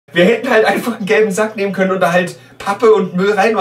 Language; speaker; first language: German; native; German